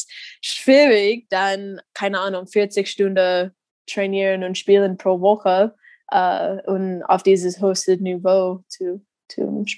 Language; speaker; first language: German; non-native, fluent; English